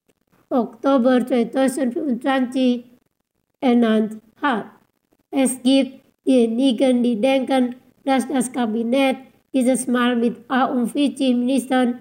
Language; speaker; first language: German; non-native, fluent; Indonesian